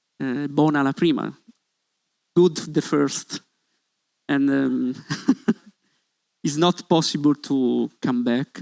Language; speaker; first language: English; non-native, learner; Italian